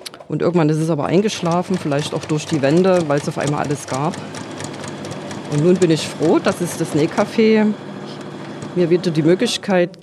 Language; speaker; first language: German; native; German